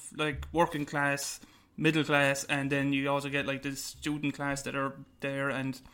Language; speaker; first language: English; native; English